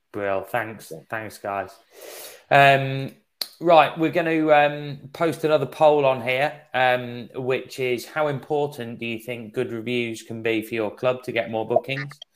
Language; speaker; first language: English; native; English